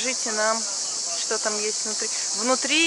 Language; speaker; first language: Russian; native; Russian